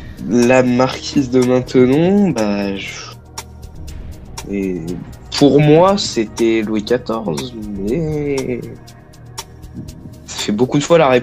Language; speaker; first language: French; native; French